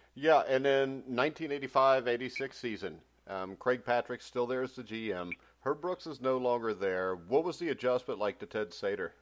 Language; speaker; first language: English; native; English